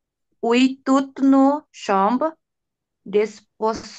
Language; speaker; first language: French; non-native, learner; Bangla